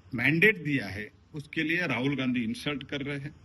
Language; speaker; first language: Hindi; non-native, local second language; Kannada